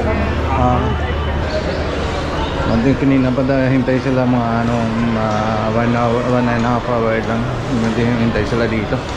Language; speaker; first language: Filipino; non-native, learner; Punjabi